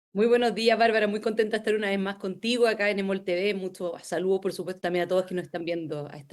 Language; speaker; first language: Spanish; native; Spanish